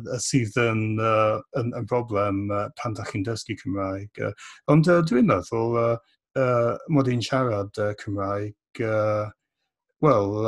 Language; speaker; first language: Welsh; non-native, fluent; English